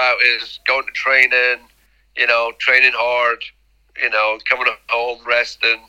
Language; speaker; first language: English; native; English